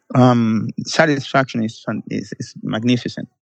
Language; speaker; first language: English; non-native, fluent; Spanish